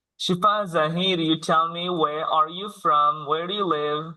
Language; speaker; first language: English; non-native, fluent; Tamil